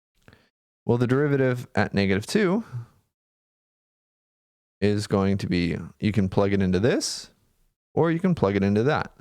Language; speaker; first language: English; native; English